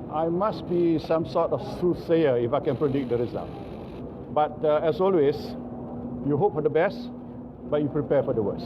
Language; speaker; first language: English; non-native, local second language; Malay